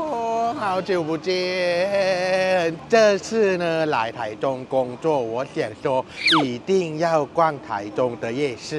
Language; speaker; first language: Chinese; non-native, fluent; Thai